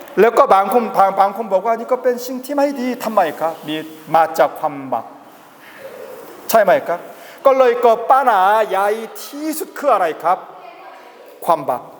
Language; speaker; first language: Thai; non-native, learner; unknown